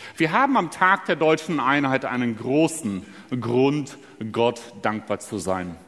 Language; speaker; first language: German; early bilingual, other home language; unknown